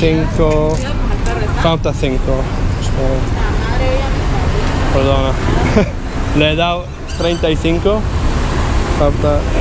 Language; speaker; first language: Spanish; non-native, fluent; English